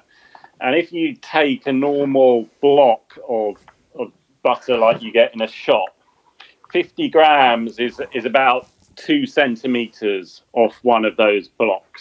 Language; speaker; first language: English; native; English